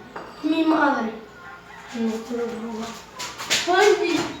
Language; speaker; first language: Spanish; native; Spanish